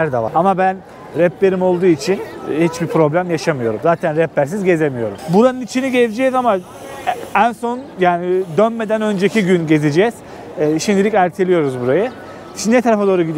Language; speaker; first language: Turkish; native; Turkish